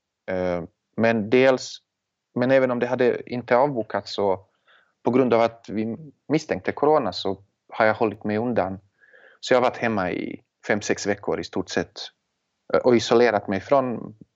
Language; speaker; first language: Swedish; non-native, fluent; Serbian